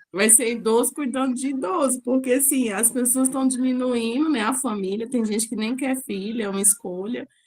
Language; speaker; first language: Portuguese; native; Portuguese